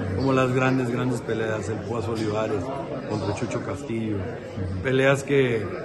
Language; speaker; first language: Spanish; native; Spanish